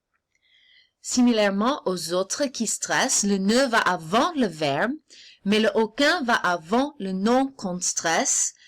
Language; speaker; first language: French; non-native, fluent; English